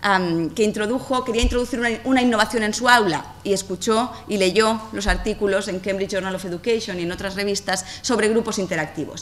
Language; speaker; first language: Spanish; native; Spanish